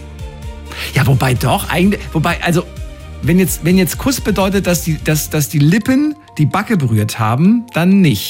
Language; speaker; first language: German; native; German